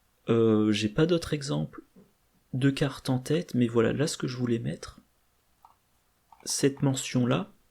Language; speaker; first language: French; native; French